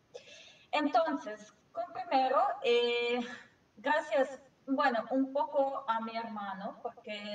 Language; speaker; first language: Spanish; non-native, fluent; Serbian